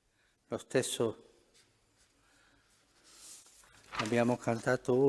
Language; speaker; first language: Italian; non-native, fluent; Spanish